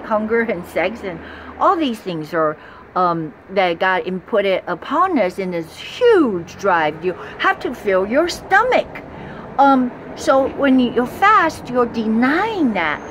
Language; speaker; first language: English; non-native, fluent; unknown